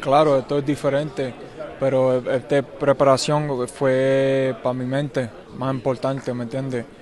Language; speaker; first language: Spanish; early bilingual, heritage; English